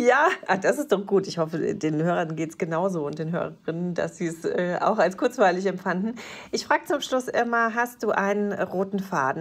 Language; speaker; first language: German; native; German